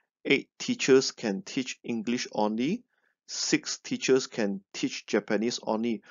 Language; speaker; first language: English; non-native, local second language; Chinese